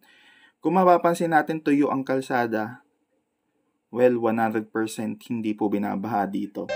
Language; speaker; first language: Filipino; native; Filipino